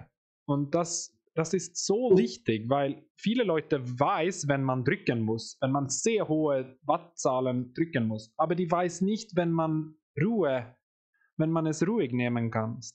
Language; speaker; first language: German; non-native, fluent; Swedish